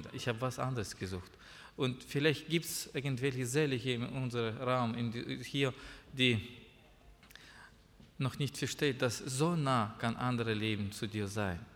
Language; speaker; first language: German; non-native, learner; Russian